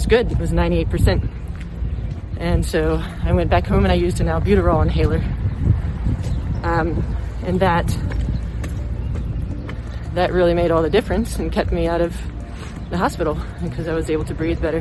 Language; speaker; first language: English; native; English